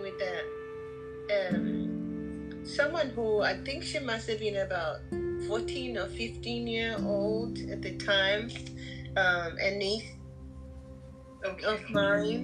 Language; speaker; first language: English; non-native, local second language; Zulu